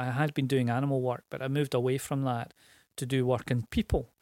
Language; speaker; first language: English; native; English